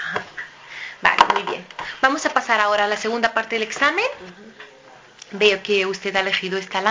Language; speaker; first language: Spanish; native; Spanish